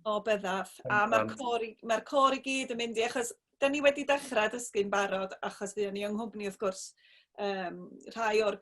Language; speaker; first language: Welsh; native; Welsh